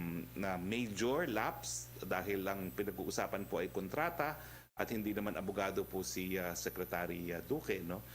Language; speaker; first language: Filipino; native; Filipino